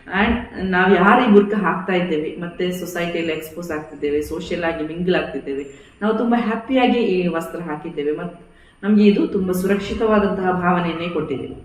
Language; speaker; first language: Kannada; non-native, local second language; Badaga